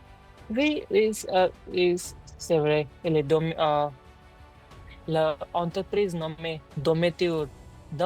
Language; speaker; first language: French; non-native, learner; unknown